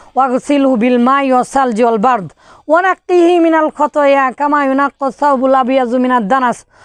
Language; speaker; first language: Arabic; non-native, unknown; Bangla